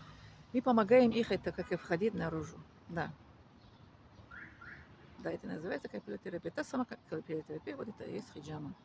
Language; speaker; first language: Russian; non-native, learner; Tajik